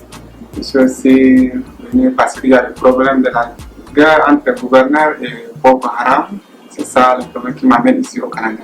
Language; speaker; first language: French; non-native, learner; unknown